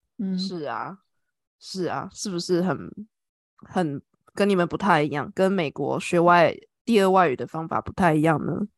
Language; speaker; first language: Chinese; native; Chinese